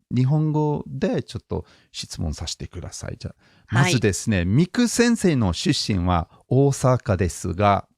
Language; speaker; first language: Japanese; non-native, fluent; English